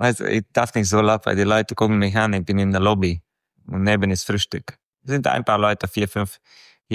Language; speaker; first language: German; non-native, fluent; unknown